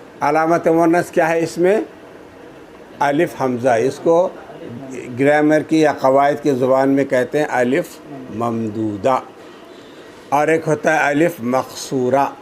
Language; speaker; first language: Urdu; native; Urdu